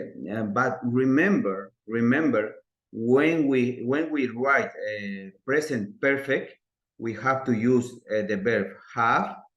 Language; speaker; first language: English; non-native, learner; Spanish